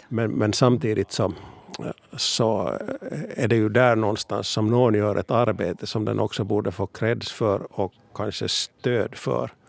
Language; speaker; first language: Swedish; native; Swedish